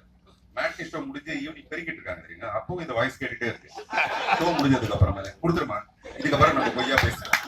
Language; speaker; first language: Tamil; native; Tamil